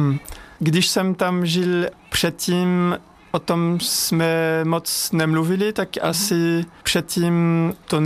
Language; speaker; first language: Czech; non-native, learner; French